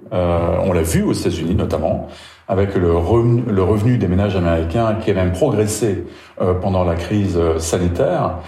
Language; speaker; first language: French; native; French